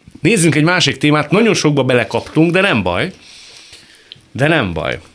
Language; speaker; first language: Hungarian; native; Hungarian